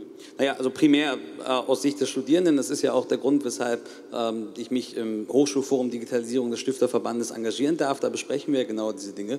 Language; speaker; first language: German; native; German